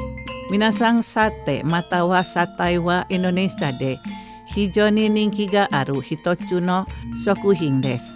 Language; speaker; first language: Japanese; non-native, fluent; Indonesian